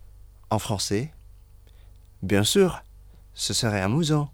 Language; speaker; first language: French; non-native, fluent; Indonesian